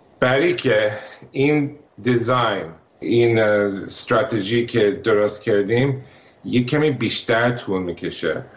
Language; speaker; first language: Persian; early bilingual, heritage; Persian